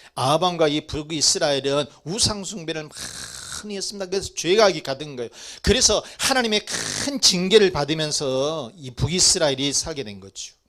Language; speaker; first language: Korean; native; Korean